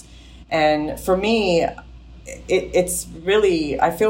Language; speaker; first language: English; native; English